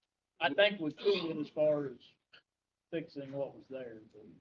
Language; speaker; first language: English; native; English